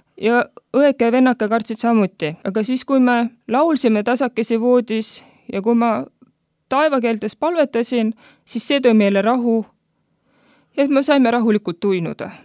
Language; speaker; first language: Estonian; native; Estonian